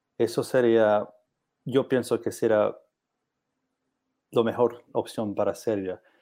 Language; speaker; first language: Spanish; non-native, learner; English